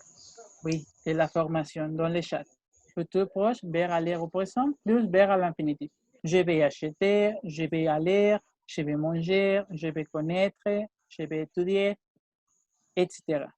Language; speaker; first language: French; non-native, fluent; Spanish